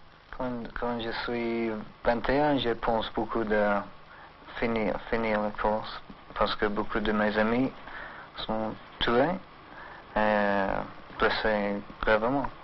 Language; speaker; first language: French; non-native, learner; English